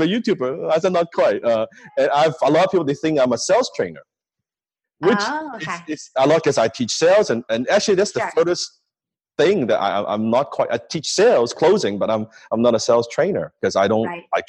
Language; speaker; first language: English; non-native, local second language; Cantonese